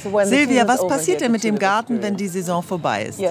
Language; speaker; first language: German; native; German